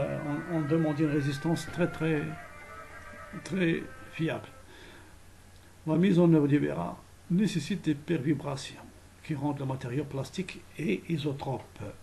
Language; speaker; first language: French; non-native, local second language; Arabic